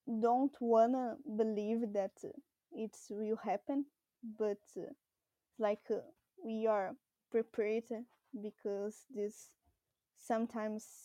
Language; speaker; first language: English; non-native, learner; Portuguese